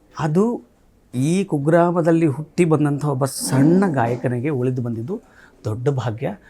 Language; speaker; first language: Kannada; non-native, local second language; Telugu